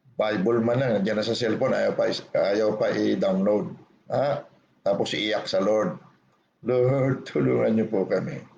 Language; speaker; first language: Filipino; non-native, local second language; Hiligaynon